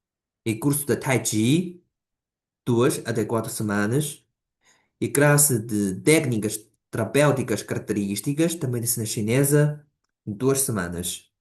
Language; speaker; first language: Portuguese; non-native, fluent; Chinese